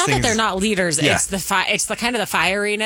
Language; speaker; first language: English; native; English